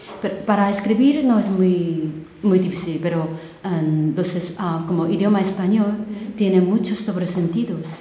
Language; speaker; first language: Spanish; non-native, learner; Korean